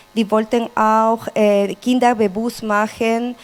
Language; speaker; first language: German; non-native, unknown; Spanish